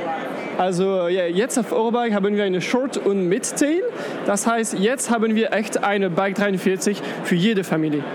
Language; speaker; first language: German; non-native, learner; French